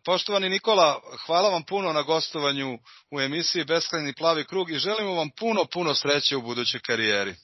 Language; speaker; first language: Serbian; native; Serbian